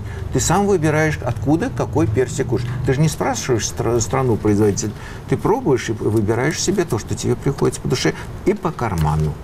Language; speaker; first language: Russian; native; Russian